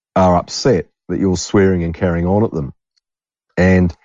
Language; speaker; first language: English; native; English